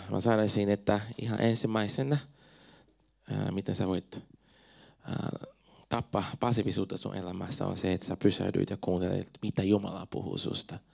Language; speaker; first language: Finnish; non-native, fluent; Portuguese